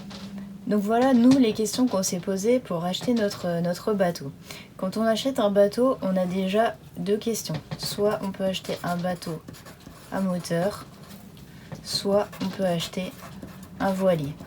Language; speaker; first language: French; native; French